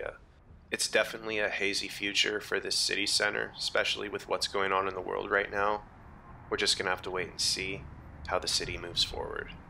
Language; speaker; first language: English; native; English